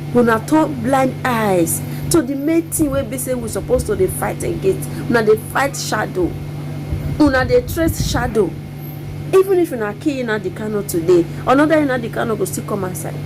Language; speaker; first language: Nigerian Pidgin; native; Nigerian Pidgin